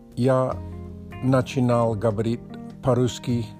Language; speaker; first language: Russian; non-native, learner; English